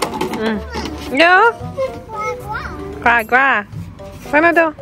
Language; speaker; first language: Swedish; non-native, learner; Filipino